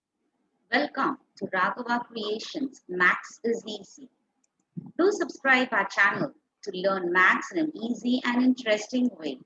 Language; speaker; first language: English; non-native, local second language; Tamil